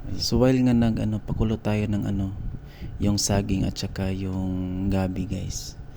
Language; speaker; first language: Filipino; non-native, local second language; Cebuano